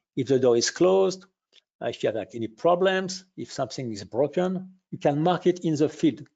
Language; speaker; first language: English; non-native, fluent; French